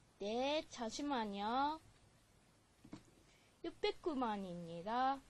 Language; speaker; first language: Korean; non-native, learner; Japanese